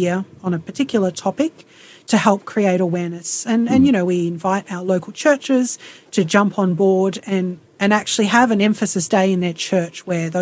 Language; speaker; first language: English; native; English